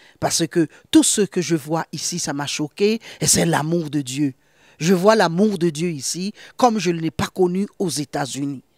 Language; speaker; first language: French; non-native, local second language; Haitian Creole